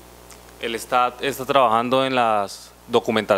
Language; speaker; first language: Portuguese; non-native, learner; Spanish